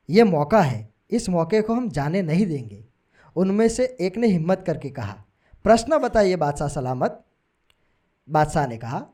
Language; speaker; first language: Hindi; non-native, local second language; Gujarati